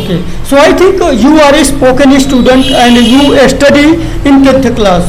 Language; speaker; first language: English; non-native, local second language; Hindi